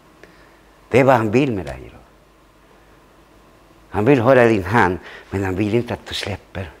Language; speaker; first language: Swedish; early bilingual, other home language; Spanish